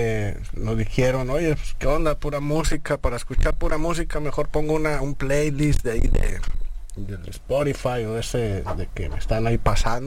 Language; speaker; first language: Spanish; native; Spanish